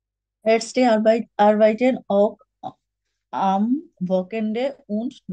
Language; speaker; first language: German; non-native, learner; Bangla